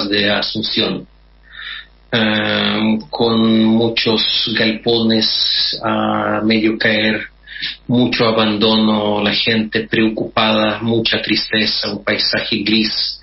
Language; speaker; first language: Spanish; non-native, fluent; Russian